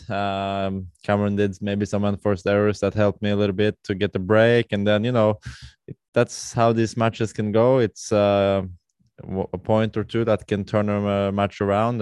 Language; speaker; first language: English; non-native, fluent; Norwegian